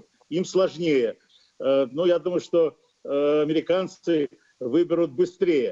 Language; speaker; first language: Russian; native; Russian